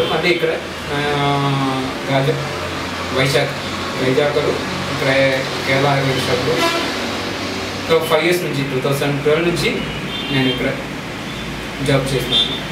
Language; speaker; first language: Telugu; non-native, learner; Malayalam